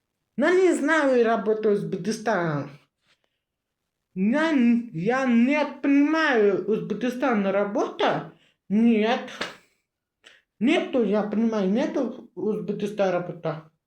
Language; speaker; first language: Russian; non-native, learner; Uzbek